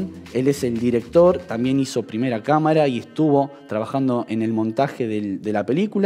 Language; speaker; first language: Spanish; native; Spanish